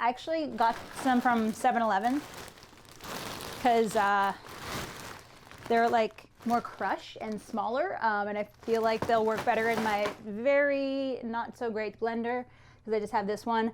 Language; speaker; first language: English; native; English